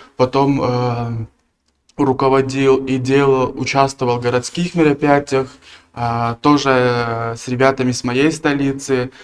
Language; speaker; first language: Russian; non-native, local second language; Tuvinian